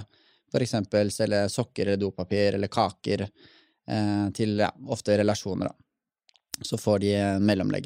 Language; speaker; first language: Norwegian; native; Norwegian